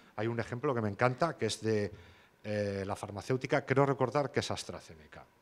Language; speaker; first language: Spanish; native; Spanish